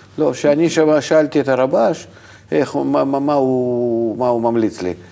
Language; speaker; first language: Hebrew; non-native, fluent; Russian